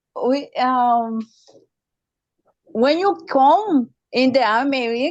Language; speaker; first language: English; non-native, learner; Haitian Creole